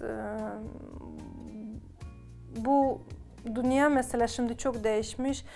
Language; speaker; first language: Turkish; non-native, learner; Swedish